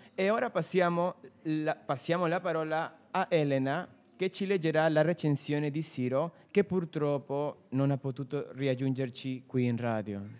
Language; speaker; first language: Italian; non-native, fluent; Spanish